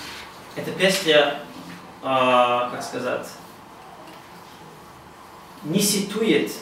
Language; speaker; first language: Russian; non-native, learner; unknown